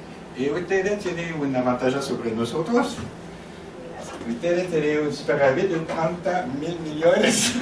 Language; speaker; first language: Spanish; non-native, learner; French